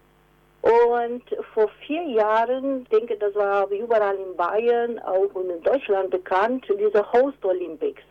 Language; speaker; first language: German; non-native, fluent; Romanian